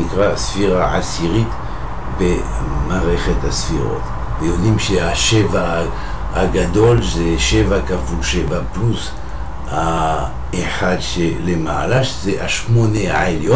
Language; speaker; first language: Hebrew; non-native, fluent; French